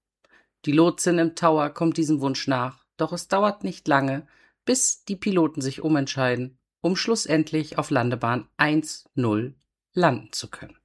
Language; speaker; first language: German; native; German